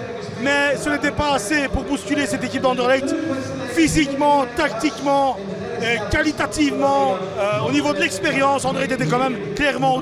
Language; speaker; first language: French; native; French